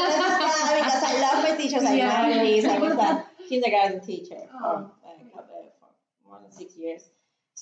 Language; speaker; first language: English; non-native, fluent; Spanish